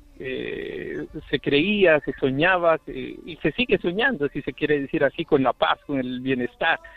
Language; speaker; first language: Spanish; native; Spanish